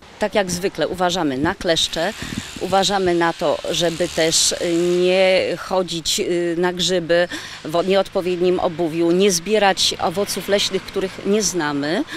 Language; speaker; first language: Polish; native; Polish